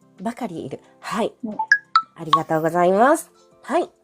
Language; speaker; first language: Japanese; non-native, fluent; Filipino